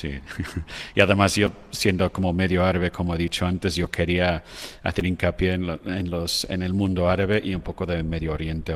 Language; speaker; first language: Spanish; non-native, fluent; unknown